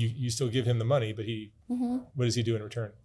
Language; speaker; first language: English; native; English